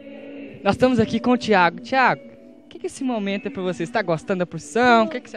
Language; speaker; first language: Portuguese; native; Portuguese